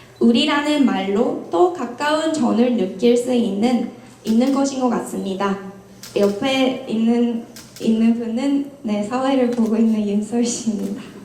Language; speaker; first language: Korean; non-native, fluent; Japanese